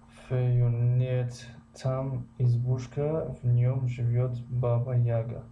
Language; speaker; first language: Russian; non-native, learner; Persian